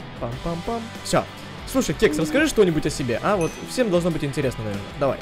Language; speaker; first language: Russian; early bilingual, heritage; Russian